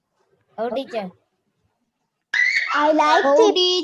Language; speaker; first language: English; non-native, learner; Sinhala